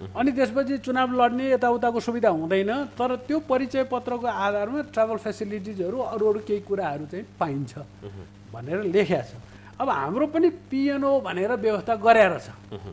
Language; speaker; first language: Nepali; native; Nepali